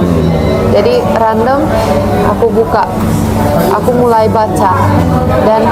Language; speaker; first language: Indonesian; non-native, fluent; Finnish